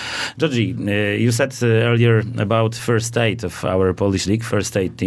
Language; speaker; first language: English; non-native, learner; Polish